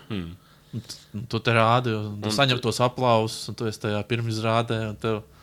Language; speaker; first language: Latvian; native; Latvian